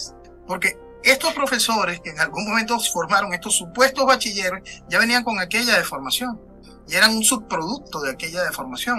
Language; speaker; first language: Spanish; native; Spanish